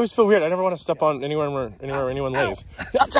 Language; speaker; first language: English; native; English